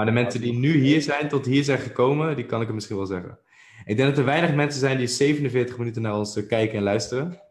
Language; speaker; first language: Dutch; native; Dutch